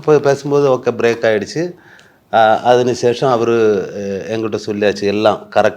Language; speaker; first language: Tamil; non-native, learner; Malayalam